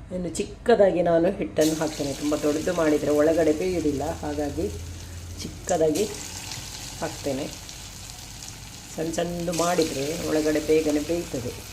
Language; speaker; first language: Kannada; non-native, local second language; Konkani